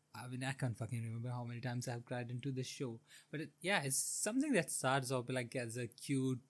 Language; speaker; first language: English; non-native, local second language; Hindi